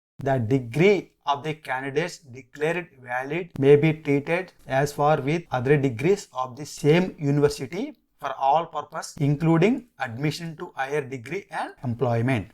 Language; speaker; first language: English; non-native, local second language; Telugu